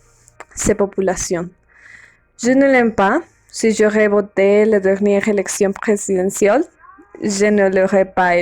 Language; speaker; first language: French; non-native, learner; Spanish